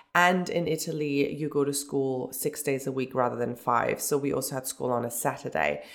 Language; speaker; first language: English; early bilingual, other home language; German